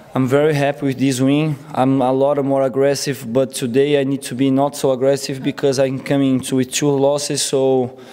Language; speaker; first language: English; non-native, learner; Portuguese